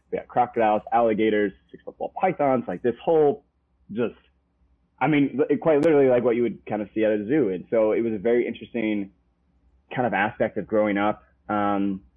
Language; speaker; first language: English; native; English